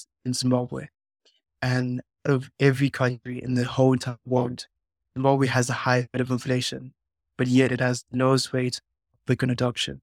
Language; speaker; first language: English; non-native, local second language; Shona